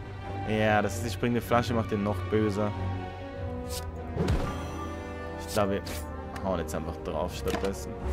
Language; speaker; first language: German; native; German